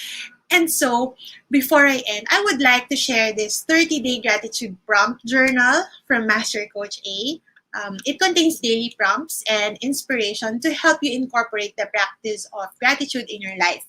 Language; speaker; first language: English; non-native, local second language; Filipino